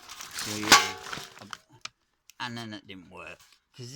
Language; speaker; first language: English; native; English